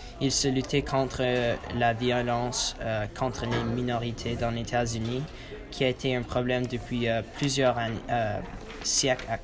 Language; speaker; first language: French; non-native, learner; English